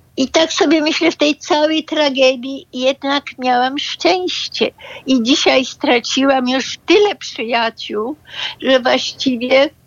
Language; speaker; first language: Polish; early bilingual, other home language; German